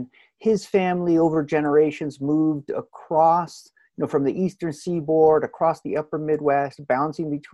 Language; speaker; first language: English; native; English